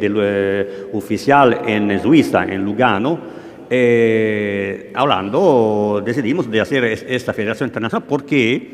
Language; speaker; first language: Spanish; non-native, learner; Italian